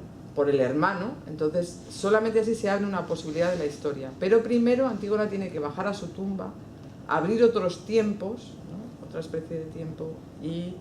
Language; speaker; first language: Spanish; native; Spanish